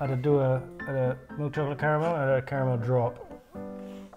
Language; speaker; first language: Indonesian; non-native, learner; English